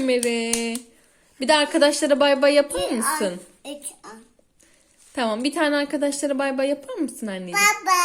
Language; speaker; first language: Turkish; native; Turkish